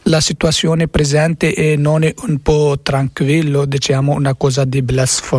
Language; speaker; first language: Italian; non-native, learner; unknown